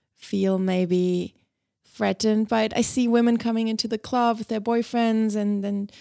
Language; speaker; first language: English; non-native, fluent; German